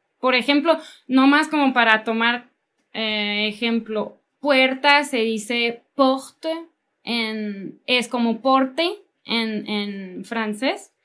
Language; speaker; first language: Spanish; non-native, fluent; French